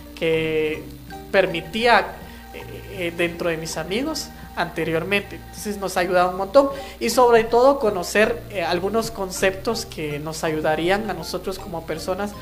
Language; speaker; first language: Spanish; non-native, local second language; Kaqchikel